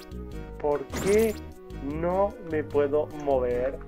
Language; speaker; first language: Spanish; native; Spanish